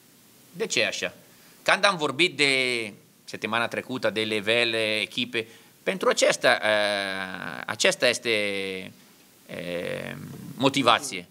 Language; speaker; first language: Romanian; non-native, learner; Italian